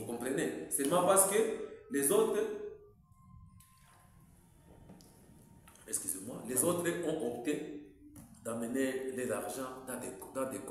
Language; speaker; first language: French; non-native, local second language; Swahili